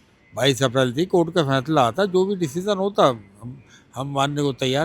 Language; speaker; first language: Hindi; native; Hindi